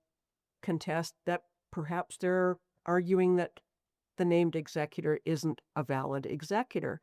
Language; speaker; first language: English; native; English